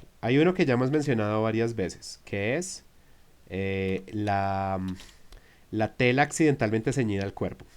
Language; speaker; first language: Spanish; native; Spanish